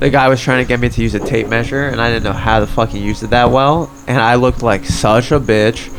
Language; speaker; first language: English; early bilingual, other home language; Polish